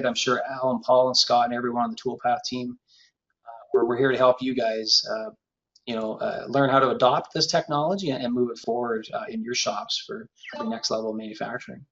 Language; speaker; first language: English; native; English